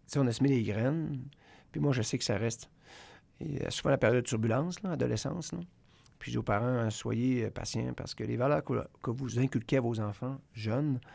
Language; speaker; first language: French; native; French